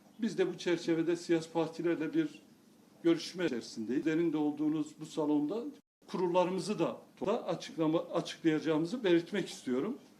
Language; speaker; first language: Turkish; non-native, local second language; Kurdish